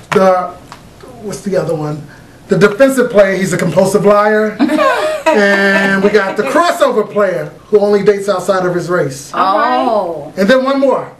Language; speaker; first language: English; native; English